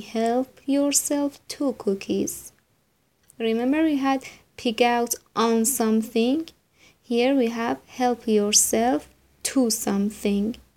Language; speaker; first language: English; non-native, fluent; Persian